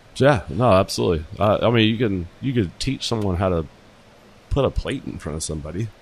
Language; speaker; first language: English; native; English